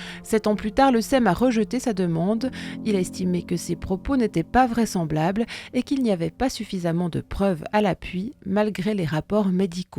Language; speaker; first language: French; native; French